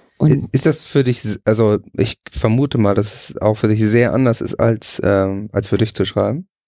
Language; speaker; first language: German; native; German